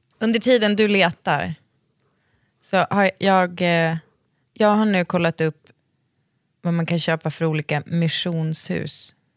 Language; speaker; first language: Swedish; native; Swedish